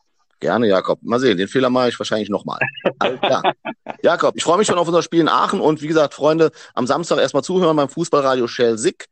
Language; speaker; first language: German; native; German